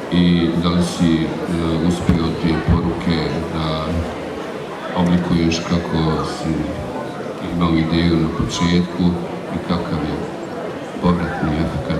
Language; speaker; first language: Bosnian; native; Bosnian